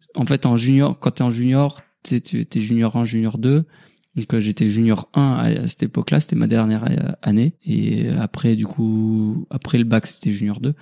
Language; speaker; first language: French; native; French